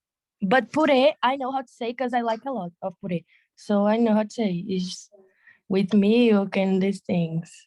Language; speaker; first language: English; non-native, learner; Portuguese